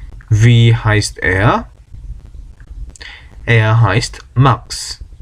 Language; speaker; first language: German; non-native, fluent; Korean